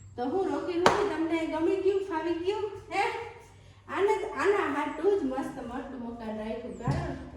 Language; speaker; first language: Gujarati; native; Gujarati